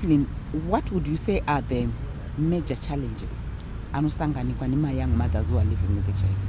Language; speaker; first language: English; non-native, local second language; Shona